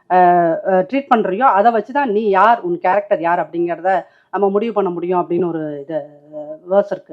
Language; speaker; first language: Tamil; native; Tamil